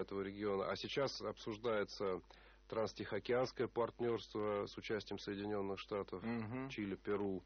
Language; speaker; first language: Russian; native; Russian